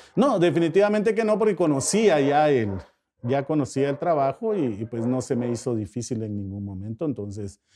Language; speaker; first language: Spanish; native; Spanish